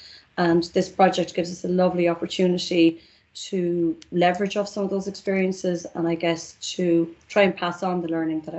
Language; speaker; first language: English; native; English